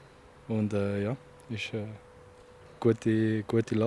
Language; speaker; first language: German; non-native, local second language; French